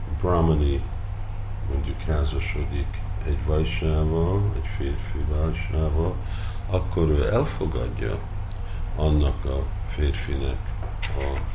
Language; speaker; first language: Hungarian; early bilingual, heritage; Hungarian